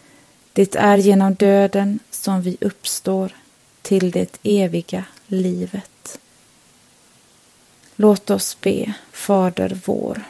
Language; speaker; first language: Swedish; native; Swedish